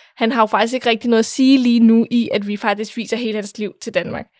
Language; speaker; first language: Danish; early bilingual, other home language; Spanish